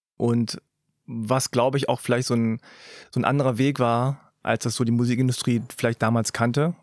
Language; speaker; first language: German; early bilingual, other home language; Korean